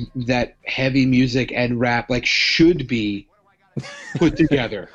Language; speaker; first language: English; native; English